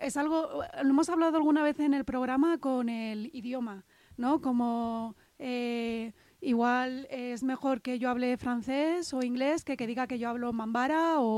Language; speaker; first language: Spanish; native; Spanish